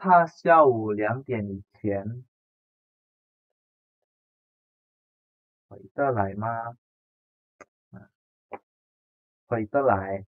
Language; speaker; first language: Chinese; non-native, fluent; Indonesian